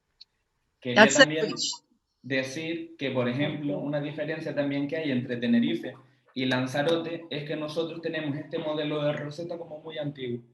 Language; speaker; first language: Spanish; native; Spanish